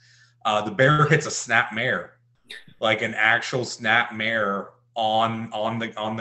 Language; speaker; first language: English; native; English